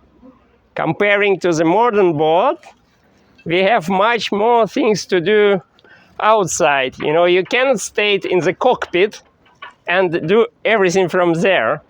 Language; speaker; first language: English; non-native, fluent; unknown